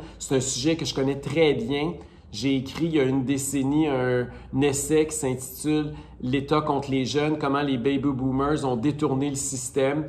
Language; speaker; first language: French; native; French